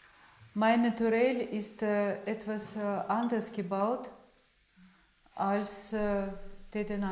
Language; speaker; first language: German; non-native, fluent; Russian